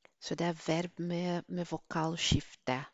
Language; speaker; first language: Norwegian; non-native, fluent; Spanish